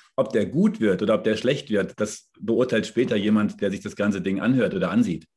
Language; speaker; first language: German; native; German